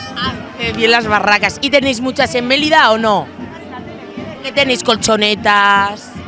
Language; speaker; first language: Spanish; native; Spanish